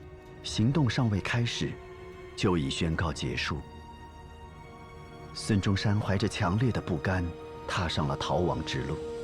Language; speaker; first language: Chinese; native; Chinese